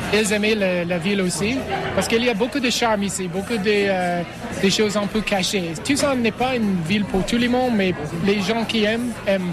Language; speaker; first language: French; non-native, learner; English